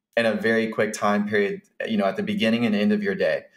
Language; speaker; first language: English; native; English